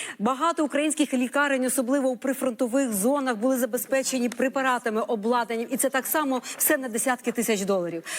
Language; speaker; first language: Ukrainian; native; Ukrainian